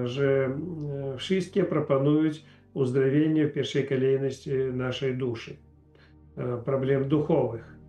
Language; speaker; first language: Polish; non-native, learner; Ukrainian